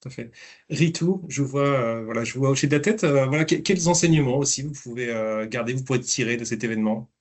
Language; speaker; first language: French; native; French